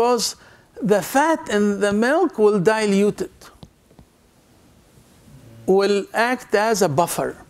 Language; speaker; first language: English; non-native, fluent; Arabic